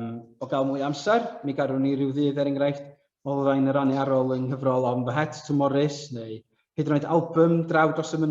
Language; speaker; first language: Welsh; native; Welsh